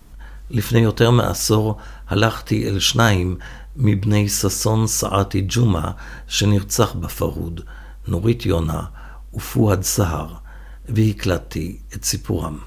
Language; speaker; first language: Hebrew; native; Hebrew